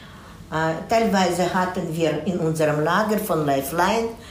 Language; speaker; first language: German; non-native, fluent; Russian